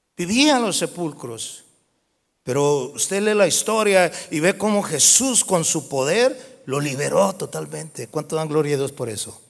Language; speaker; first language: Spanish; native; Spanish